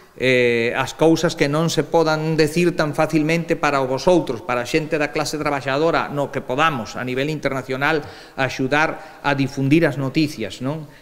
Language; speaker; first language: Galician; early bilingual, heritage; Galician